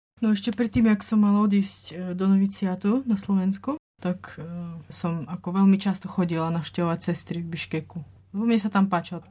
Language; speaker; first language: Slovak; non-native, fluent; Russian